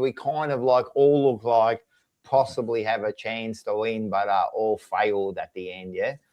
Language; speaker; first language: English; native; English